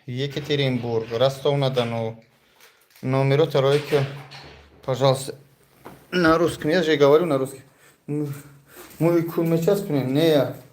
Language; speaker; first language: Russian; non-native, fluent; Tajik